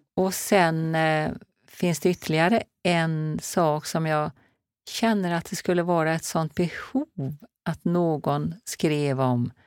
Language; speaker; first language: Swedish; native; Swedish